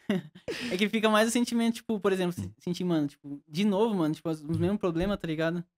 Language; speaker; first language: Portuguese; native; Portuguese